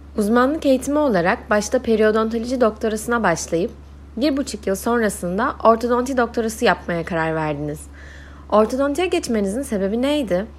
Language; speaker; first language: Turkish; native; Turkish